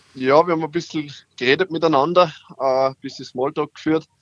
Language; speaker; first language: German; native; German